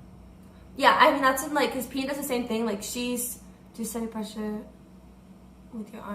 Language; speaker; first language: English; native; English